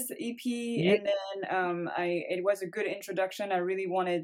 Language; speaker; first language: English; non-native, fluent; French